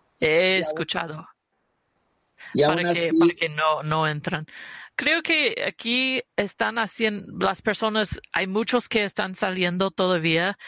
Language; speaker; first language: Spanish; early bilingual, heritage; Spanish